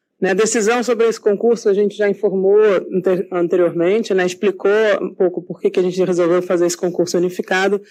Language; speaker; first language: Portuguese; native; Portuguese